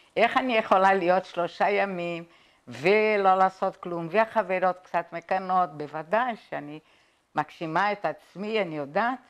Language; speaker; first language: Hebrew; non-native, fluent; Portuguese